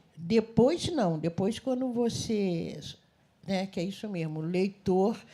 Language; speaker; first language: Portuguese; native; Portuguese